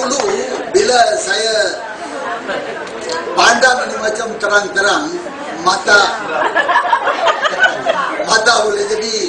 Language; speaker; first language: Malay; non-native, local second language; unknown